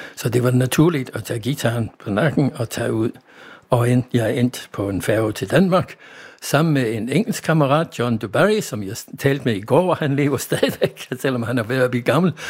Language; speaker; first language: Danish; non-native, fluent; English